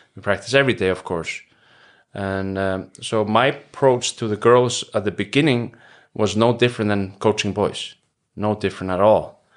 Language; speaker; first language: English; non-native, fluent; Icelandic